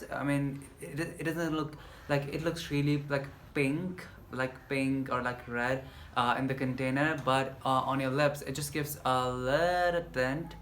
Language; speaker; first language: English; non-native, local second language; Nepali